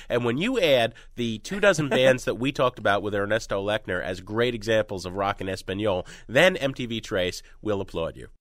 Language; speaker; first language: English; native; English